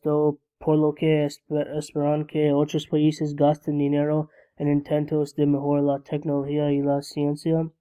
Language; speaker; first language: Spanish; non-native, learner; English